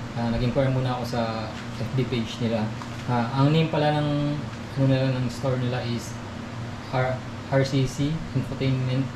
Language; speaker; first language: Filipino; non-native, local second language; Cebuano